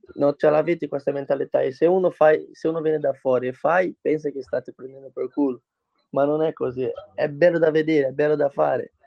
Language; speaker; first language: Italian; non-native, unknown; Portuguese